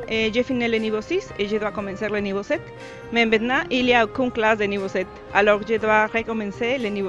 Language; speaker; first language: French; non-native, learner; Spanish